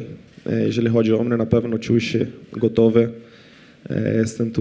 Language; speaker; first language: Polish; non-native, fluent; Portuguese